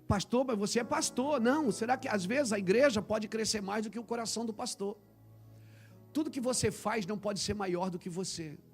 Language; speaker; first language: Portuguese; native; Portuguese